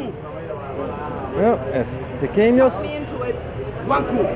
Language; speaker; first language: Spanish; non-native, learner; English